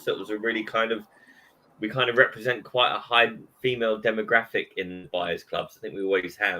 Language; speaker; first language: English; native; English